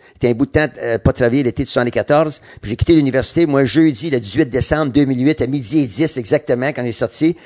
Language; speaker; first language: French; non-native, local second language; English